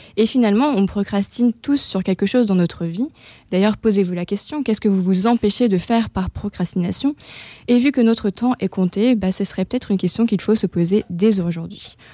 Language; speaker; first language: French; native; French